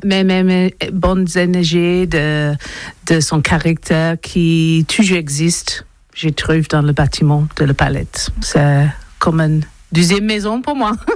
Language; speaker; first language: French; non-native, learner; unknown